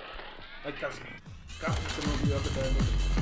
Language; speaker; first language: Spanish; native; Spanish